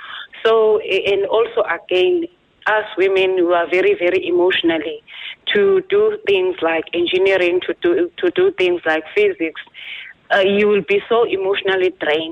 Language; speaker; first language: English; non-native, local second language; Zulu